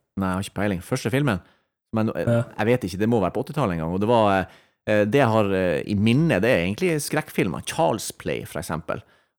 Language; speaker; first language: Norwegian; native; Norwegian